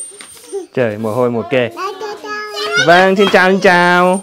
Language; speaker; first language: Vietnamese; native; Vietnamese